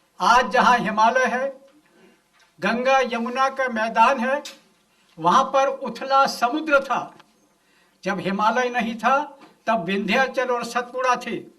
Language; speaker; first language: Hindi; non-native, local second language; Gujarati